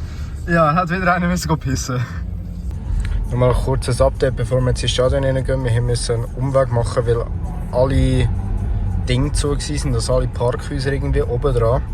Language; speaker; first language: German; native; German